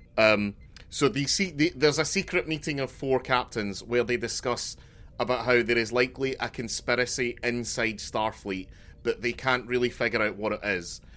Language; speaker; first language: English; native; English